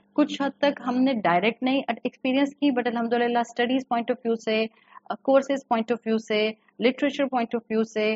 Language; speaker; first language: Urdu; native; Urdu